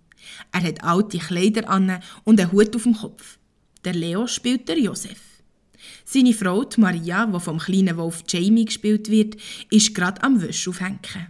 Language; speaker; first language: German; native; German